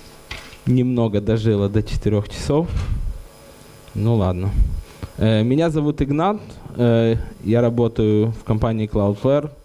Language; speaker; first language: Russian; native; Russian